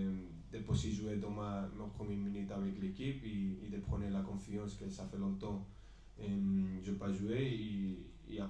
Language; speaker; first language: French; non-native, fluent; Spanish